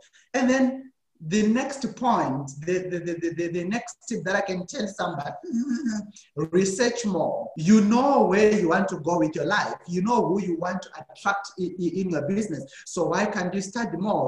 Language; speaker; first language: English; non-native, local second language; Shona